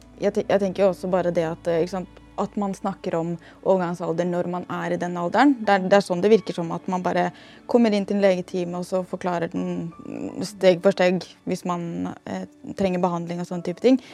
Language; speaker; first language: Norwegian; native; Norwegian